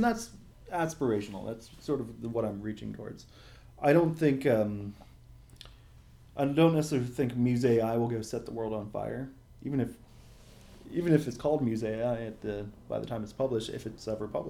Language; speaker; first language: English; native; English